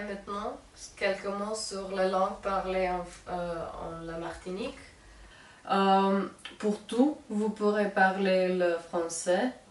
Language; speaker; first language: French; non-native, learner; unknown